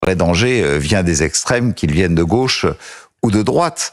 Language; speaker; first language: French; native; French